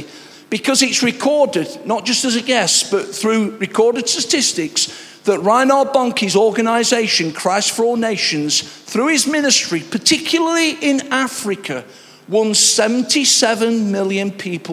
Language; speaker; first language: English; native; English